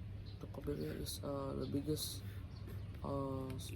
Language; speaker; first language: English; non-native, learner; Indonesian